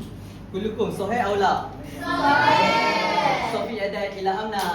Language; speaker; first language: Arabic; non-native, learner; Malay